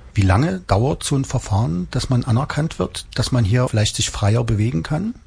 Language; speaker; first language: German; native; German